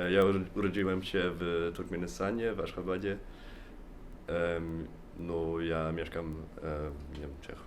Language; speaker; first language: Polish; non-native, learner; Russian